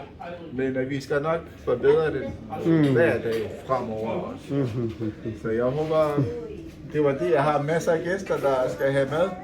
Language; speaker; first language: Danish; non-native, fluent; Pashto